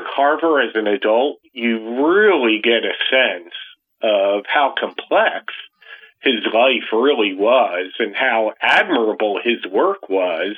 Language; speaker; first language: English; native; English